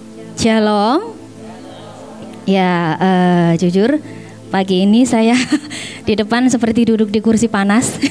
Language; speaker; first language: Indonesian; native; Indonesian